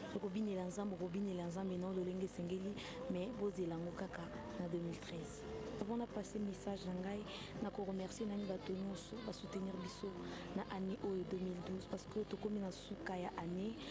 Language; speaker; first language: Lingala; native; Lingala